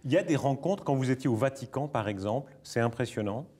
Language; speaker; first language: French; native; French